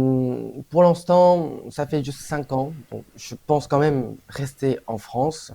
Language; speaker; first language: French; non-native, fluent; Korean